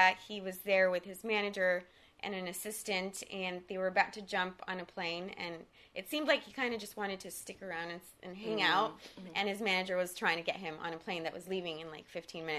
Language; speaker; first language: English; early bilingual, other home language; Spanish